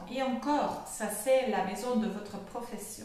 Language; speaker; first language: French; non-native, fluent; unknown